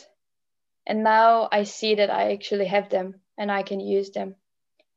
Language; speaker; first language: English; non-native, fluent; Czech